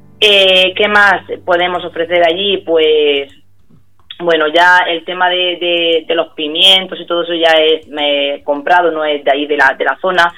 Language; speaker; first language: Spanish; native; Spanish